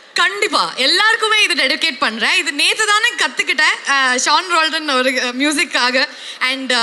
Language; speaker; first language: Tamil; non-native, learner; Kannada